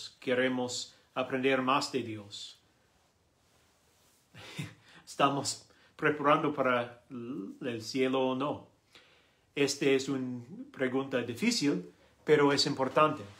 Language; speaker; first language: Spanish; non-native, learner; English